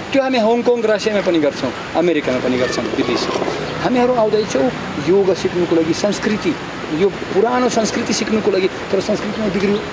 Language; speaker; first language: Nepali; non-native, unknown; Russian